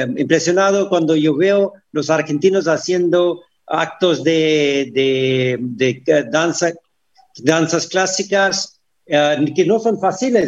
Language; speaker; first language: Spanish; non-native, fluent; Hindi